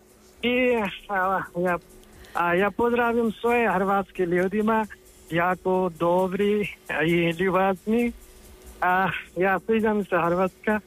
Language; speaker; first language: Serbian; non-native, learner; Nepali